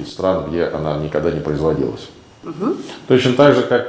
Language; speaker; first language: Russian; native; Russian